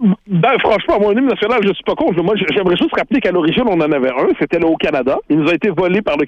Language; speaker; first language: French; native; French